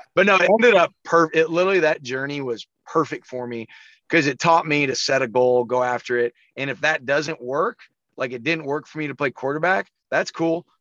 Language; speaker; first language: English; native; English